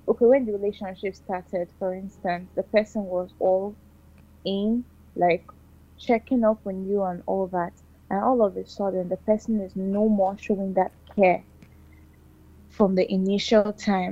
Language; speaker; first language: English; non-native, local second language; Igbo